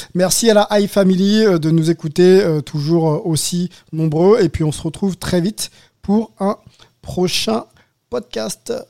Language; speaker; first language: French; native; French